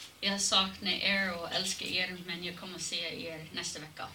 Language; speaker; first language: Swedish; non-native, learner; English